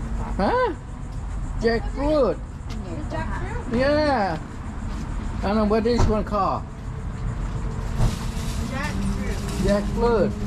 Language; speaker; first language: English; non-native, learner; Iu Mien